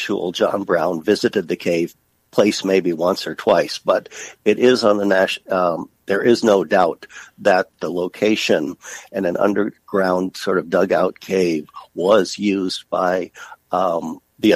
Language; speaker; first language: English; native; English